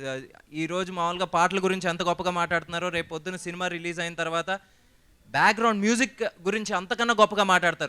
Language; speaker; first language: Telugu; native; Telugu